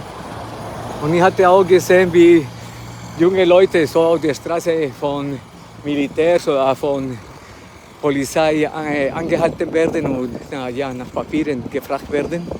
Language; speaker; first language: German; non-native, fluent; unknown